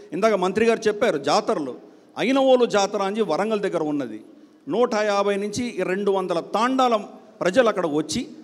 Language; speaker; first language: Telugu; native; Telugu